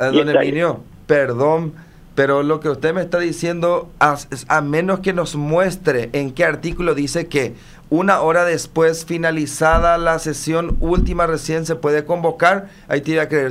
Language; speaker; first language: Spanish; native; Spanish